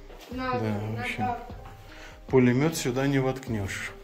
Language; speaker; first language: Russian; native; Russian